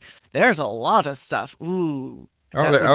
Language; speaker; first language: English; native; English